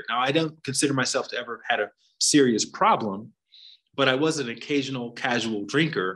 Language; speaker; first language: English; native; English